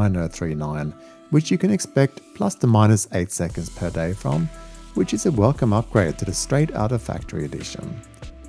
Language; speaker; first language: English; native; English